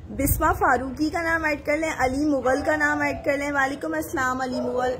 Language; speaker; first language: Urdu; native; Urdu